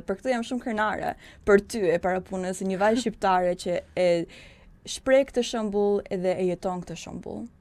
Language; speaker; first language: Albanian; early bilingual, heritage; Albanian